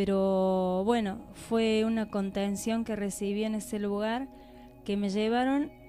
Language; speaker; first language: Spanish; native; Spanish